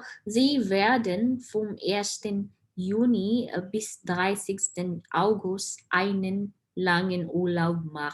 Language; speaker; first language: German; non-native, fluent; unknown